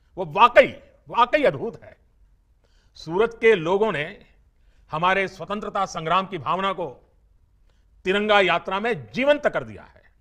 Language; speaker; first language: Hindi; non-native, local second language; Gujarati